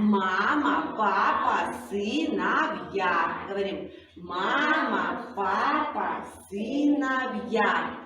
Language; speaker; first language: Russian; native; Russian